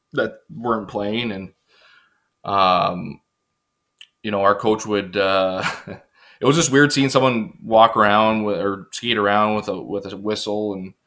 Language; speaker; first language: English; native; English